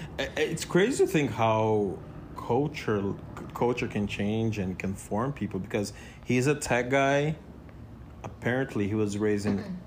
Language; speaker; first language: English; non-native, fluent; Portuguese